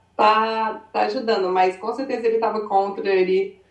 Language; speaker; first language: Portuguese; early bilingual, other home language; English